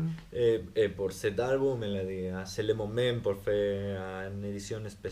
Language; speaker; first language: French; non-native, learner; Spanish